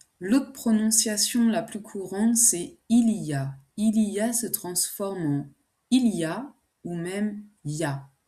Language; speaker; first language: French; native; French